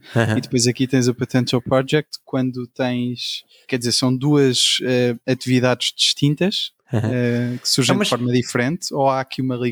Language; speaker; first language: Portuguese; native; Portuguese